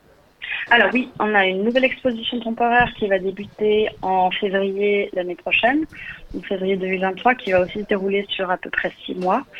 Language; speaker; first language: French; native; French